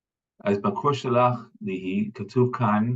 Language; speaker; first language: Hebrew; non-native, fluent; English